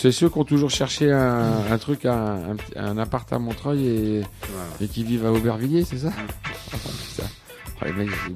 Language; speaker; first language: French; native; French